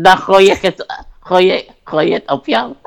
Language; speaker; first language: Dutch; non-native, learner; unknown